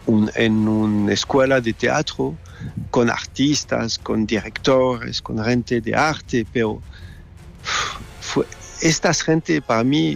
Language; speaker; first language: Spanish; non-native, learner; French